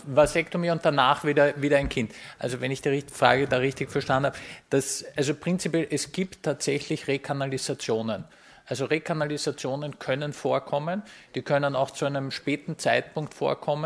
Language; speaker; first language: German; native; German